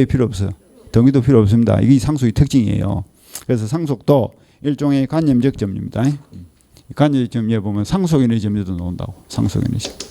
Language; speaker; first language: Korean; native; Korean